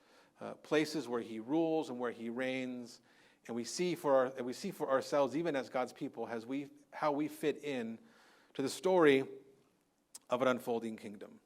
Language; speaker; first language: English; native; English